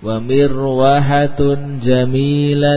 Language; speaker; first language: Arabic; non-native, fluent; Indonesian